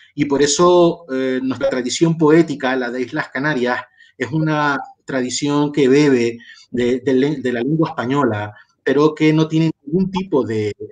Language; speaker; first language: Spanish; native; Spanish